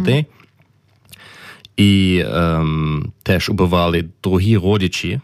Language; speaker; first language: Ukrainian; non-native, learner; German